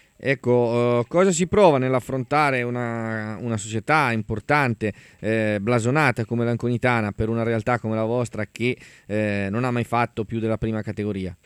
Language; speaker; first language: Italian; native; Italian